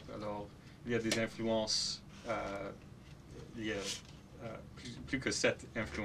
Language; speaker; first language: French; non-native, local second language; English